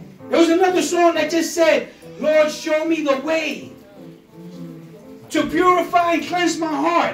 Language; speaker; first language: English; early bilingual, other home language; Spanish